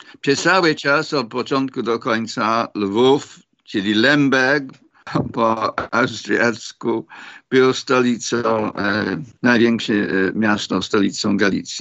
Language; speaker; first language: Polish; non-native, fluent; English